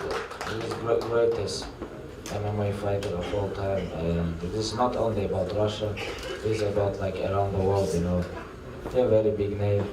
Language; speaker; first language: English; non-native, learner; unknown